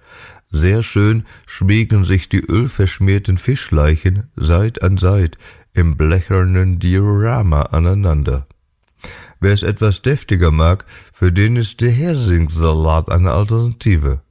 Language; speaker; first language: German; native; German